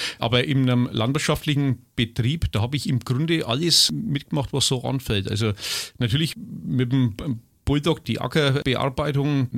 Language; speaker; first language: German; native; German